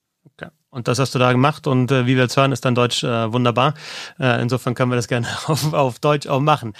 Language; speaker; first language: German; native; German